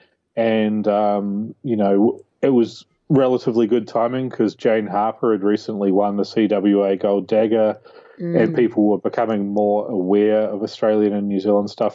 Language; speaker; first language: English; native; English